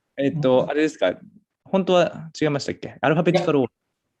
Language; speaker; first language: Japanese; native; Japanese